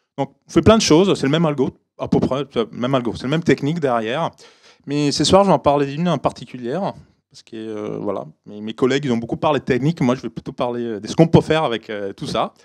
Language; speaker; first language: French; non-native, fluent; Italian